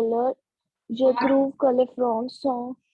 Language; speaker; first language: French; non-native, learner; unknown